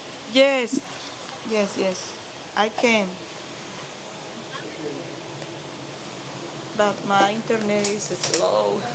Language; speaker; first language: English; non-native, learner; Spanish